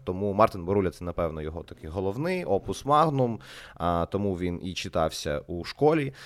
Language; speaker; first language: Ukrainian; native; Ukrainian